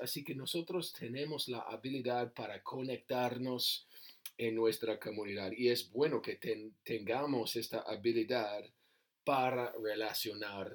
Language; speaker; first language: Spanish; non-native, learner; English